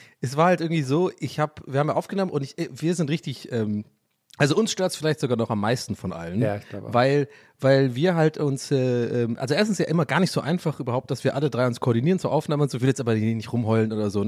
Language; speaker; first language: German; native; German